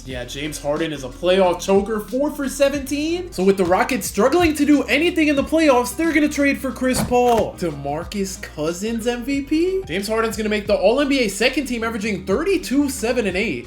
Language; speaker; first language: English; native; English